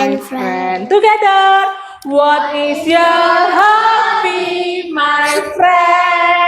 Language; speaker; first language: English; non-native, learner; Indonesian